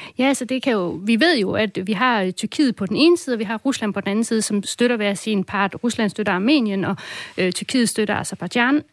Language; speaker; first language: Danish; native; Danish